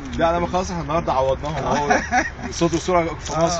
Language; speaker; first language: Arabic; native; Arabic